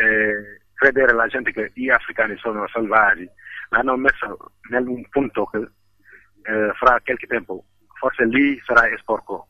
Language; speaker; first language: Italian; non-native, fluent; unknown